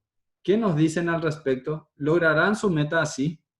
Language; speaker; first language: Spanish; native; Spanish